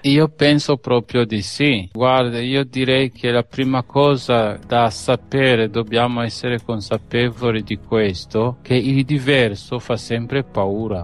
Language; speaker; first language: Italian; non-native, fluent; Kinyarwanda